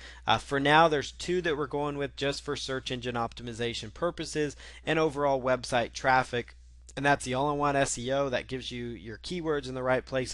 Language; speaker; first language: English; native; English